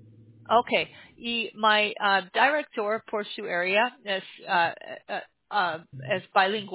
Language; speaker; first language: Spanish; non-native, learner; English